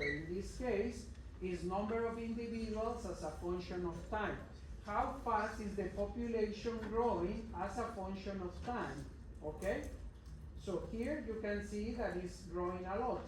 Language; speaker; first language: English; non-native, fluent; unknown